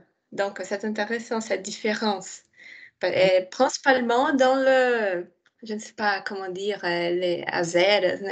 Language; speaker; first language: French; non-native, learner; Portuguese